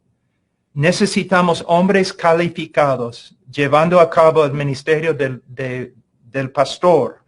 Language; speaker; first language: Spanish; non-native, fluent; English